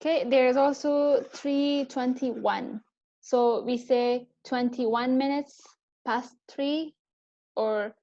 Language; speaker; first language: English; non-native, fluent; Persian